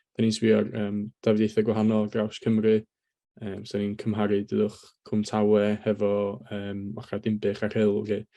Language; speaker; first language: Welsh; native; Welsh